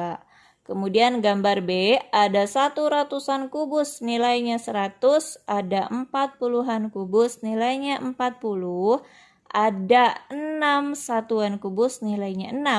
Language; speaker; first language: Indonesian; native; Indonesian